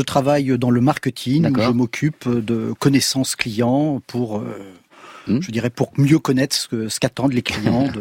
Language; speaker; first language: French; native; French